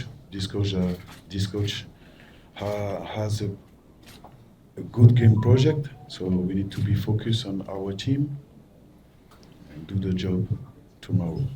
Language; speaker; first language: English; non-native, learner; French